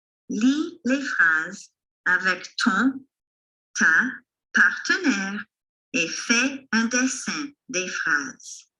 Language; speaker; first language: French; non-native, fluent; English